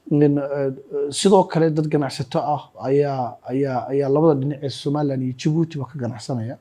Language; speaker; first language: Somali; native; Somali